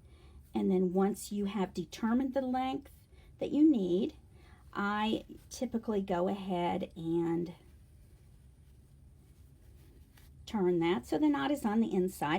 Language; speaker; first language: English; native; English